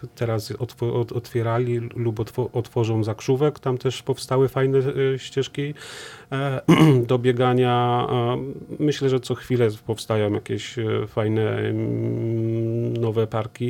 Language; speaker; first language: Polish; native; Polish